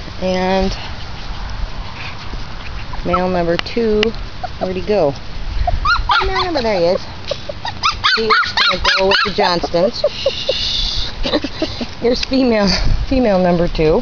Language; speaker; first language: English; native; English